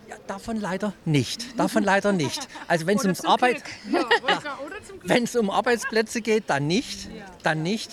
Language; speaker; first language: German; native; German